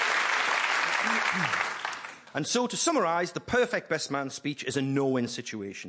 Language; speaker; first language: English; native; English